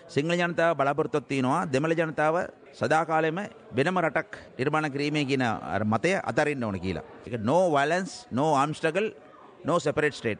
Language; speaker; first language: Sinhala; non-native, local second language; Tamil